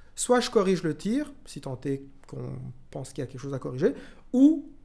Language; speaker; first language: French; non-native, local second language; Kinyarwanda